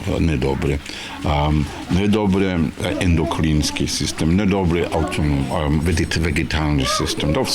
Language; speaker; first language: Ukrainian; non-native, learner; English